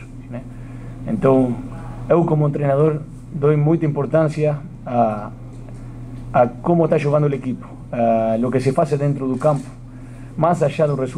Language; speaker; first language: Portuguese; non-native, fluent; Spanish